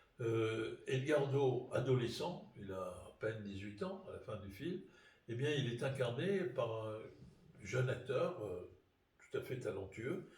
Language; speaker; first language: French; native; French